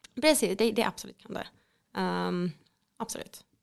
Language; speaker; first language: Swedish; non-native, fluent; Finnish